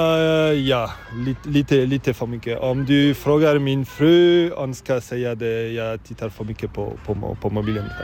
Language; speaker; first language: Swedish; non-native, learner; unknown